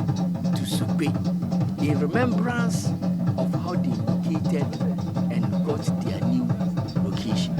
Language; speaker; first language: English; non-native, local second language; Akan